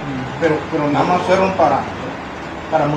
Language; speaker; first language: Spanish; native; Spanish